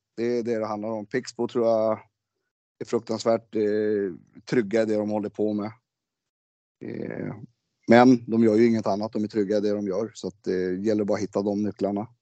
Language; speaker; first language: Swedish; native; Swedish